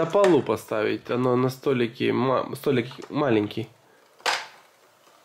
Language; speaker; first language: Russian; native; Russian